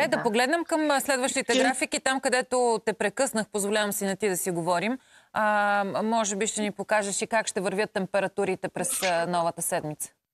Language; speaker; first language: Bulgarian; native; Bulgarian